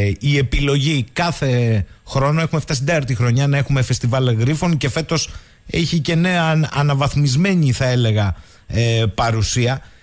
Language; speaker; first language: Greek; native; Greek